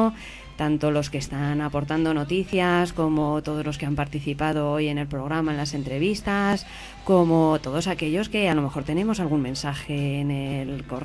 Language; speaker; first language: Spanish; native; Spanish